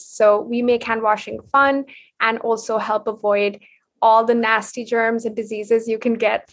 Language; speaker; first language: English; non-native, local second language; Hindi